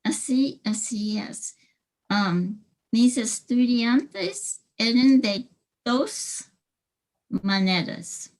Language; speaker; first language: Spanish; early bilingual, heritage; English